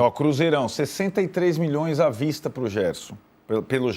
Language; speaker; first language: Portuguese; native; Portuguese